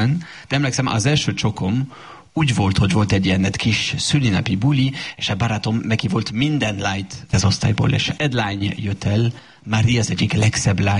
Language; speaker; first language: Hungarian; non-native, fluent; French